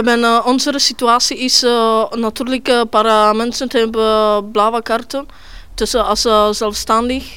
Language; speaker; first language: Dutch; non-native, learner; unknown